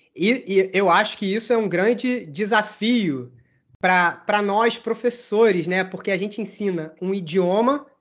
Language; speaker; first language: Portuguese; native; Portuguese